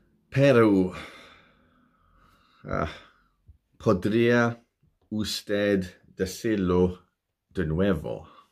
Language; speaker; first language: Spanish; non-native, learner; English